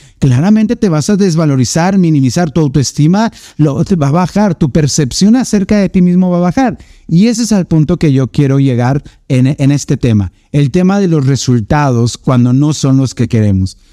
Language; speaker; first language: Spanish; native; Spanish